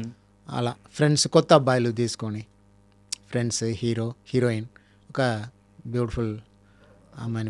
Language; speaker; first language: Telugu; non-native, fluent; Tamil